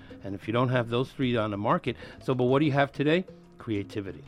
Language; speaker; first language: English; early bilingual, other home language; Spanish